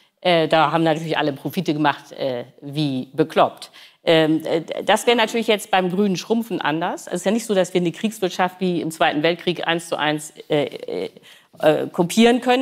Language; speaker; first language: German; native; German